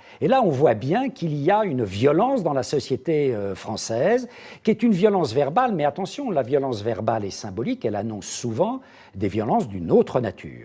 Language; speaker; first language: French; native; French